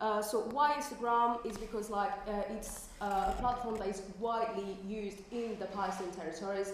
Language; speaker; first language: English; non-native, fluent; French